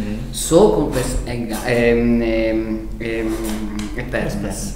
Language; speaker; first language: Portuguese; non-native, learner; Italian